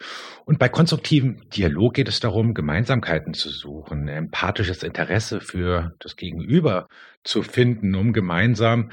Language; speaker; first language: German; native; German